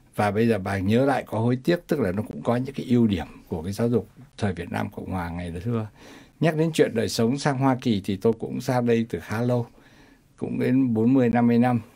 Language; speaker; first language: Vietnamese; native; Vietnamese